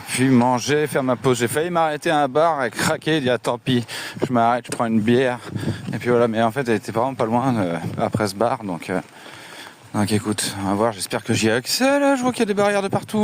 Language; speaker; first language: French; native; French